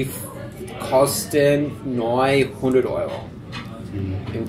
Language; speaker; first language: German; non-native, fluent; English